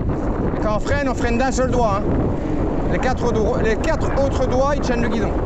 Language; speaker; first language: French; native; French